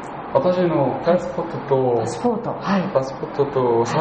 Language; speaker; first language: Japanese; non-native, learner; Korean